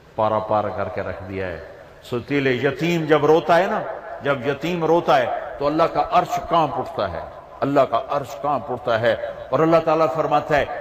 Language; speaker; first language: Urdu; non-native, local second language; Punjabi